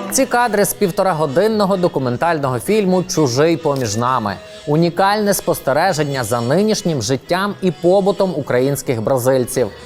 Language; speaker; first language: Ukrainian; native; Ukrainian